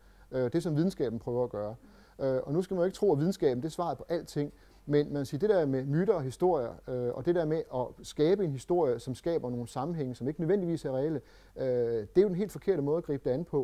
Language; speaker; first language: Danish; native; Danish